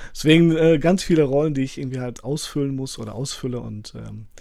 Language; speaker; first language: German; early bilingual, other home language; Polish